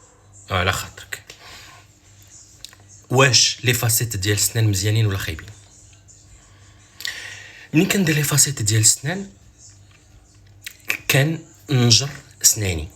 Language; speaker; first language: Arabic; native; Arabic